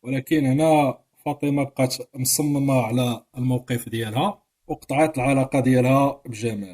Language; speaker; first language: Arabic; native; Arabic